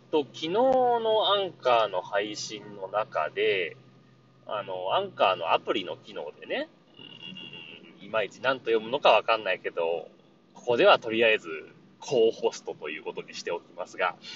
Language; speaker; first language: Japanese; native; Japanese